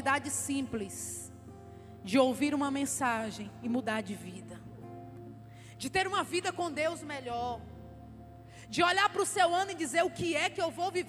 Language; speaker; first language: Portuguese; native; Portuguese